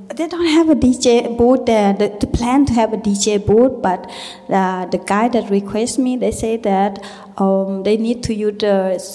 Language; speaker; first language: English; non-native, learner; Thai